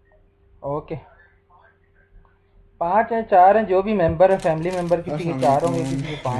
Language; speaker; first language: Hindi; non-native, local second language; Pashto